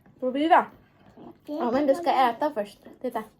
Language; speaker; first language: Swedish; non-native, learner; Filipino